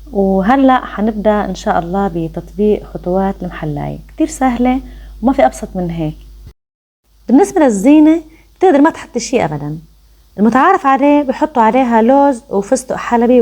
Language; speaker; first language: Arabic; native; Arabic